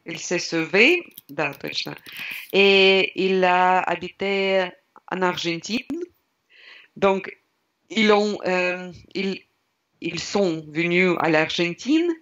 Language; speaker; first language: French; non-native, learner; Russian